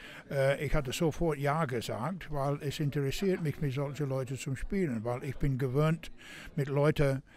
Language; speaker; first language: German; non-native, fluent; English